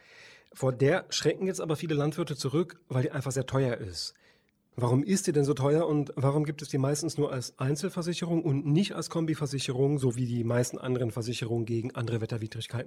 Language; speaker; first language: German; native; German